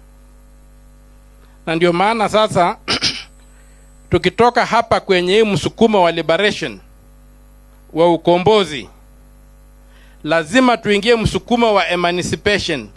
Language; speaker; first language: Swahili; non-native, local second language; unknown